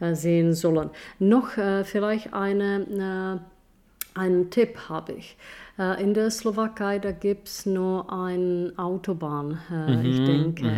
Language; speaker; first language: German; non-native, fluent; Czech